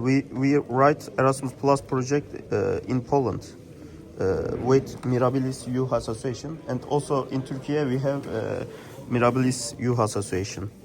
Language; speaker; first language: English; non-native, learner; Turkish